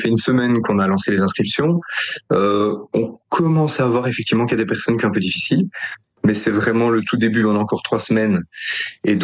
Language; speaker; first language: French; native; French